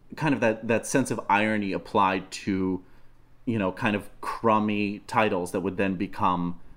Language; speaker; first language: English; non-native, fluent; Russian